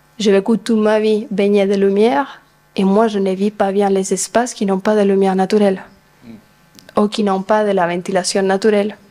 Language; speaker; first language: French; non-native, fluent; Spanish